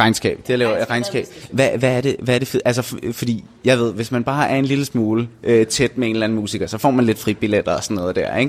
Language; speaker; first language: Danish; native; Danish